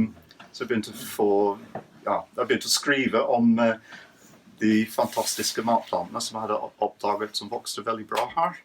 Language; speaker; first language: Norwegian; non-native, fluent; English